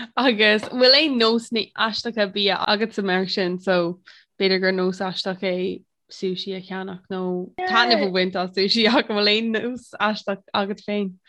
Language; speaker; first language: Irish; non-native, local second language; English